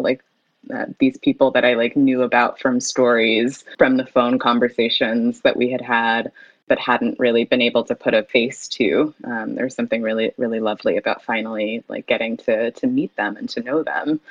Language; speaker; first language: English; native; English